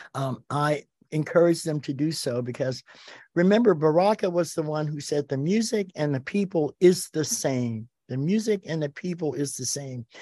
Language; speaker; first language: English; native; English